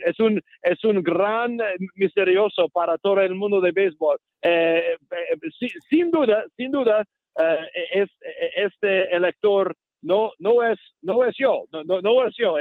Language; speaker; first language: Spanish; non-native, learner; English